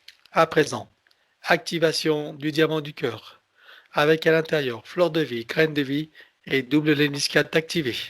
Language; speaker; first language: French; native; French